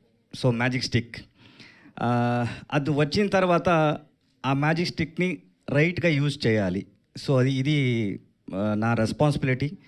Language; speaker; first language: Telugu; non-native, learner; Kannada